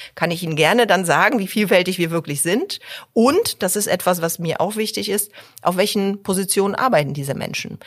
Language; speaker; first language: German; early bilingual, other home language; Polish